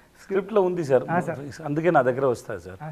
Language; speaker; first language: Telugu; non-native, learner; Tamil